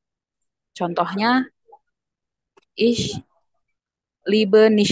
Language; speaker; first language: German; non-native, fluent; Indonesian